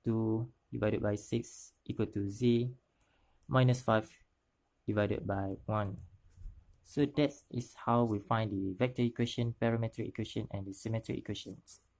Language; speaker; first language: English; non-native, local second language; Malay